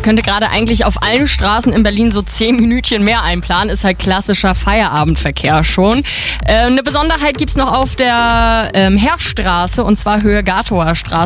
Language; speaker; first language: German; native; German